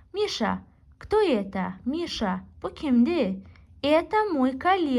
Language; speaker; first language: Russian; non-native, local second language; Azerbaijani